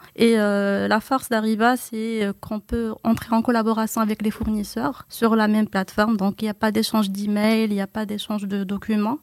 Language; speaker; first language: French; non-native, local second language; Arabic